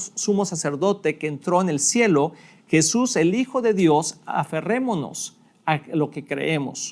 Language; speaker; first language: Spanish; native; Spanish